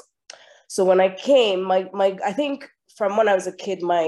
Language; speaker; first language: English; non-native, local second language; Yoruba